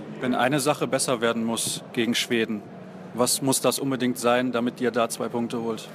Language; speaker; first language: German; native; German